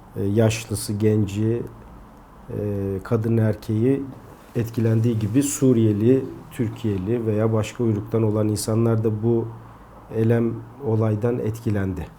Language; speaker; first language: Turkish; native; Turkish